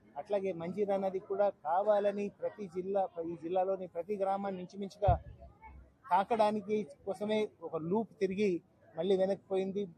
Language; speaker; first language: Telugu; native; Telugu